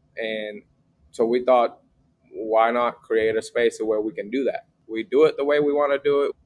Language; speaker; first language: English; early bilingual, other home language; Vietnamese